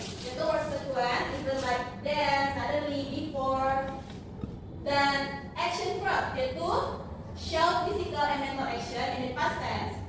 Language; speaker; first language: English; non-native, learner; Indonesian